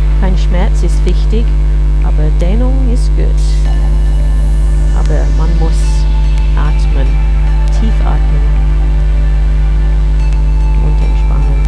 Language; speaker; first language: German; non-native, learner; English